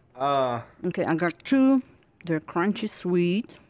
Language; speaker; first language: English; non-native, fluent; Russian